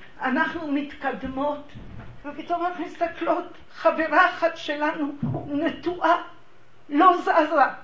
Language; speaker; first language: Hebrew; early bilingual, other home language; Hungarian